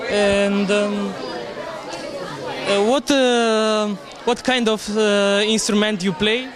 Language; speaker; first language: English; non-native, learner; Italian